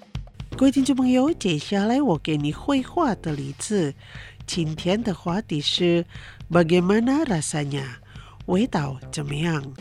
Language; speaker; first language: Chinese; non-native, fluent; Indonesian